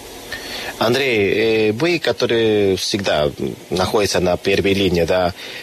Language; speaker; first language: Russian; non-native, learner; Spanish